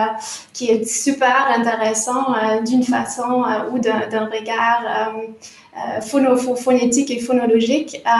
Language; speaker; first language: French; non-native, fluent; German